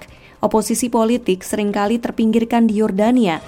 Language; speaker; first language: Indonesian; native; Indonesian